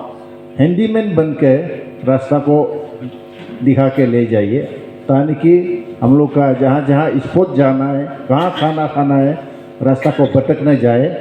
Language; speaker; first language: Hindi; non-native, local second language; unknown